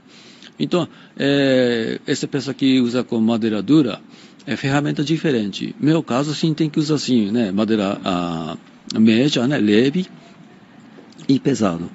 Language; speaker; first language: Portuguese; non-native, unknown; Japanese